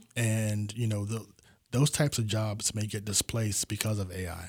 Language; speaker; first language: English; native; English